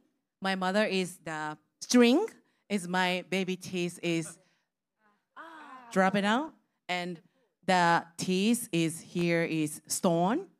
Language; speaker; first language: English; non-native, learner; Japanese